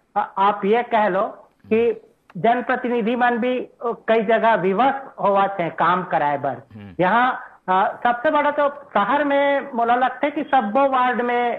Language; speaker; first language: Hindi; native; Hindi